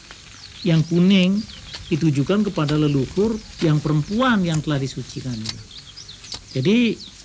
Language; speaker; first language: Indonesian; native; Indonesian